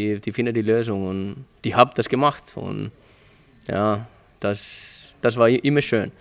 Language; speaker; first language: German; non-native, learner; Finnish